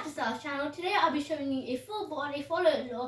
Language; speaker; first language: English; native; English